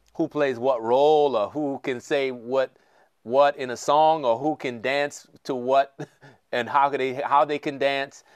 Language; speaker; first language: English; native; English